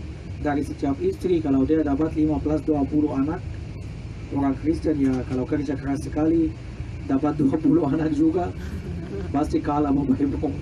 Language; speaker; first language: Indonesian; non-native, fluent; Arabic